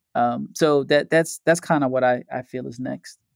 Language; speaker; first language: English; native; English